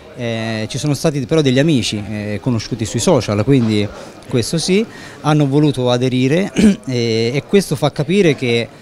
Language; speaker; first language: Italian; native; Italian